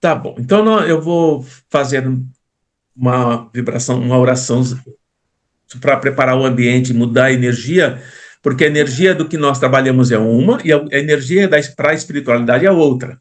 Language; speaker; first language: Portuguese; native; Portuguese